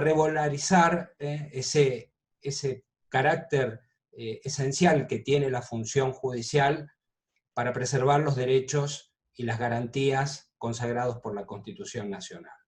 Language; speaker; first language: Spanish; native; Spanish